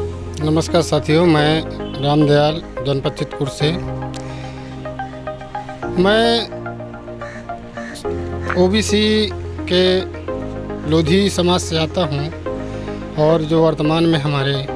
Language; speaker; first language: Hindi; native; Hindi